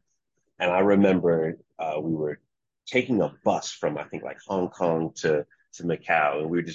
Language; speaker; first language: English; native; English